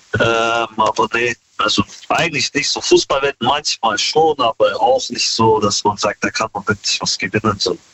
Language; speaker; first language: German; early bilingual, other home language; Kurdish